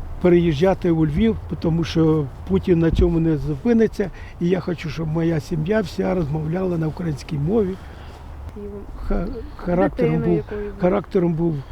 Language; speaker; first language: Ukrainian; non-native, local second language; Russian